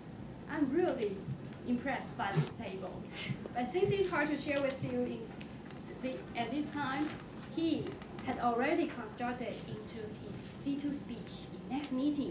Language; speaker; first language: English; non-native, fluent; Chinese